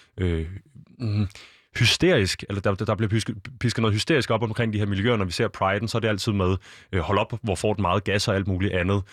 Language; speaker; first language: Danish; native; Danish